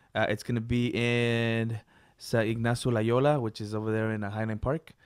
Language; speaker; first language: English; early bilingual, other home language; Spanish